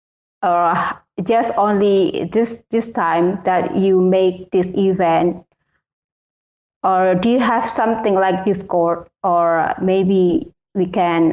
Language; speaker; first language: English; non-native, learner; Indonesian